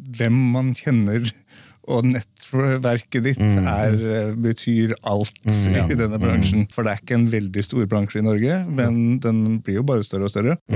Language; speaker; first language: Norwegian; native; Norwegian